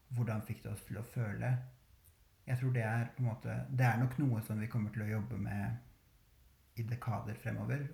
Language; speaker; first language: Norwegian; early bilingual, other home language; Albanian